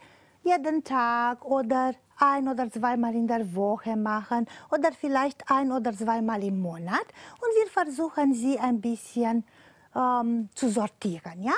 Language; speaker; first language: German; non-native, fluent; Romanian